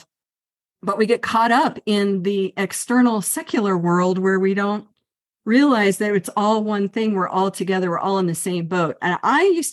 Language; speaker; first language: English; native; English